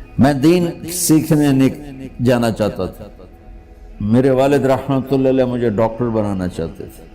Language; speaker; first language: Urdu; non-native, local second language; Punjabi